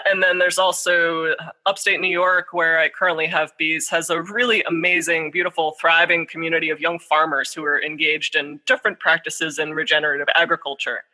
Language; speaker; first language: English; native; English